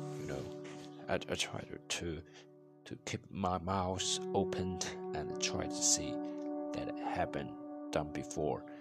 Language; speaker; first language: English; non-native, learner; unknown